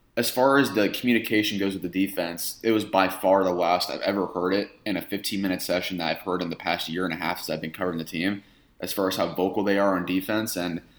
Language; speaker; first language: English; native; English